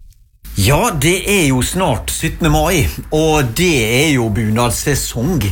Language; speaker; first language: Norwegian; native; Norwegian